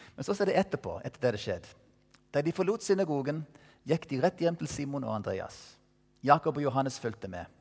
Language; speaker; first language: Norwegian; non-native, fluent; English